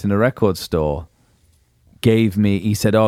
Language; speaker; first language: English; native; English